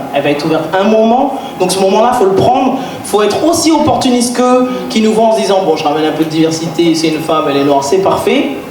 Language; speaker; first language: French; native; French